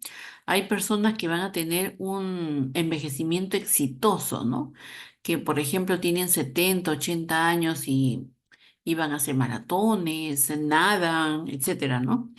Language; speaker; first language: Spanish; native; Spanish